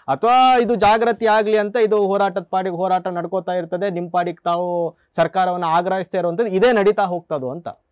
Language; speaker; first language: Kannada; native; Kannada